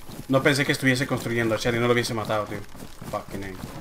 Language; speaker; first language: Spanish; native; Spanish